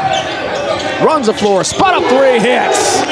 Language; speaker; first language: English; native; English